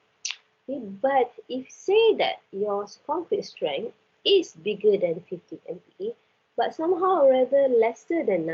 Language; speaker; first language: English; non-native, local second language; Malay